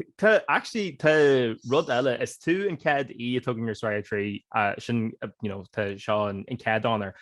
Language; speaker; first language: Irish; native; Irish